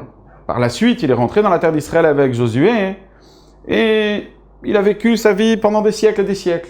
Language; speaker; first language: French; native; French